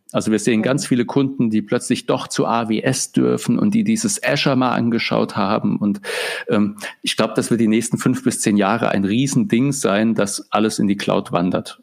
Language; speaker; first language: German; native; German